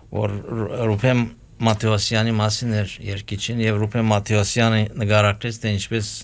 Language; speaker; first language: Armenian; early bilingual, heritage; Armenian